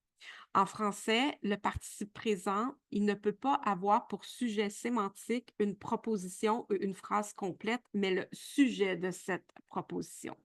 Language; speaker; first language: French; native; French